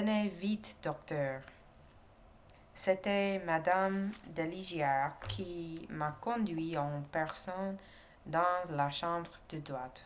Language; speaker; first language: French; non-native, learner; English